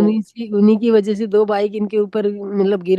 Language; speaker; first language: Hindi; native; Hindi